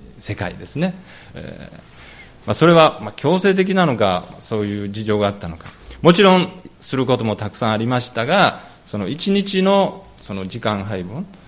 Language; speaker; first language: Japanese; native; Japanese